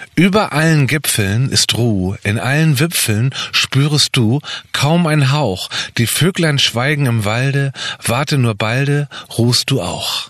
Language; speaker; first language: German; native; German